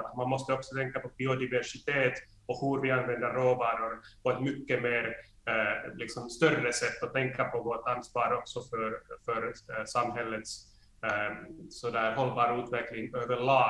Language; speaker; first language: Swedish; non-native, fluent; Finnish